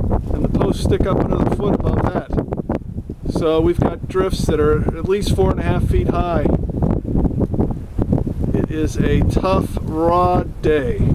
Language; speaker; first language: English; native; English